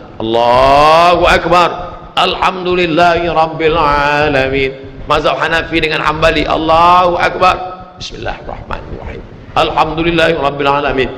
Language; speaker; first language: Malay; native; Malay